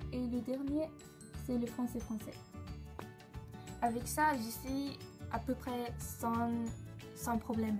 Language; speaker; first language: French; non-native, learner; Japanese